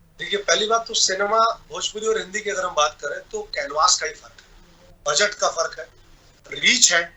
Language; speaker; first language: Hindi; non-native, local second language; Bhojpuri